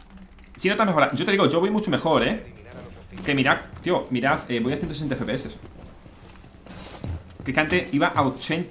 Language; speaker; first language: Spanish; native; Spanish